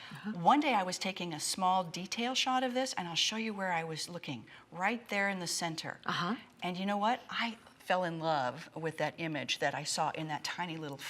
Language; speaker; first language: English; native; English